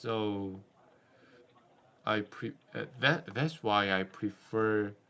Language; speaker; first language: English; non-native, learner; Korean